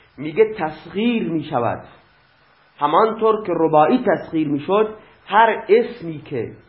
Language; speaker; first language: Persian; native; Persian